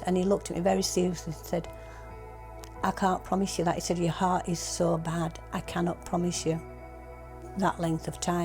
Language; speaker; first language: English; native; English